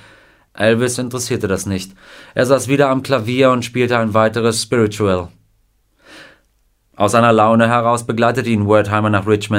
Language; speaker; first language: German; native; German